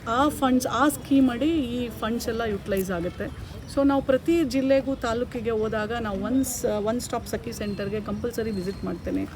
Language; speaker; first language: Kannada; native; Kannada